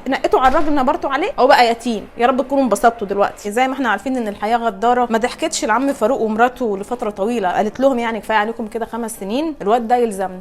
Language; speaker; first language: Egyptian Arabic; native; Egyptian Arabic